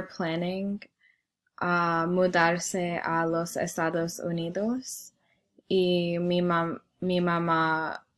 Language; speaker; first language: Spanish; non-native, learner; English